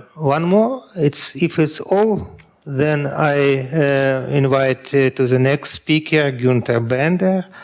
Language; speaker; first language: English; non-native, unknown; Russian